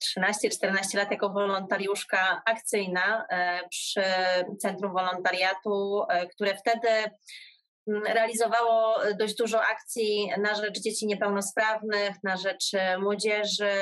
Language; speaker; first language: Polish; native; Polish